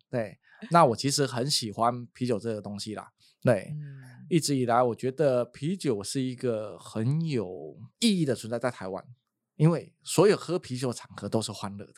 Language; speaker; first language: Chinese; native; Chinese